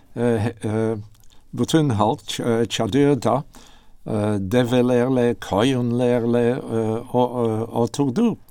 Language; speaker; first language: Turkish; non-native, learner; English